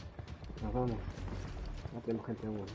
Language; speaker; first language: Spanish; native; Spanish